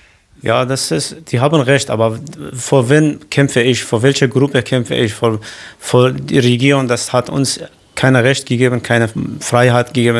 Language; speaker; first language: German; non-native, learner; Kurdish